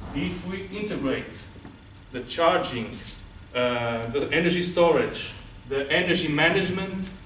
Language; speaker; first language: English; non-native, fluent; Portuguese